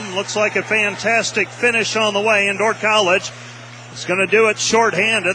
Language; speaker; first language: English; native; English